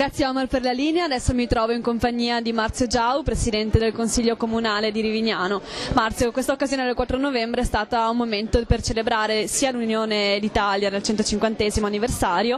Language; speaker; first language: Italian; native; Italian